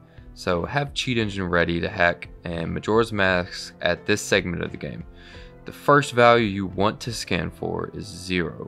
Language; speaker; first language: English; native; English